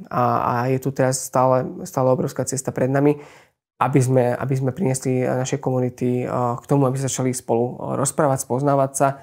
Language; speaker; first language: Slovak; non-native, local second language; Hungarian